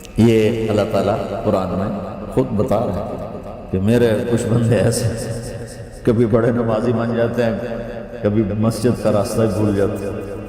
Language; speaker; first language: Urdu; non-native, local second language; Punjabi